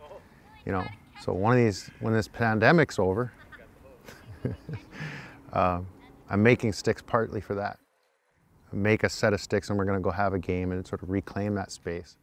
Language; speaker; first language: English; native; English